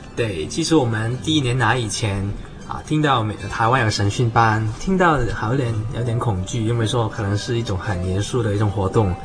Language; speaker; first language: Chinese; non-native, local second language; Cantonese